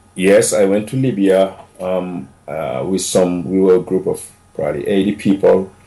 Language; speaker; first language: English; non-native, fluent; Wolof